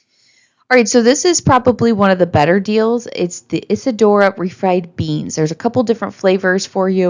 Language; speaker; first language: English; native; English